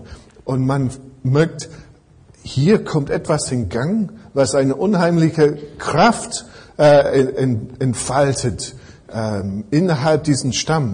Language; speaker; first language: German; non-native, fluent; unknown